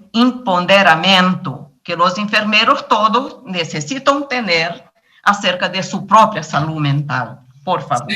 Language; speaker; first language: Spanish; non-native, learner; Portuguese